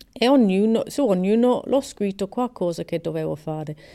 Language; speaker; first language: Italian; non-native, learner; English